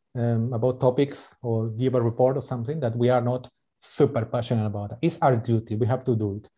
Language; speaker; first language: English; non-native, fluent; Spanish